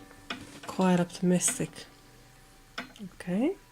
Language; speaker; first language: English; non-native, fluent; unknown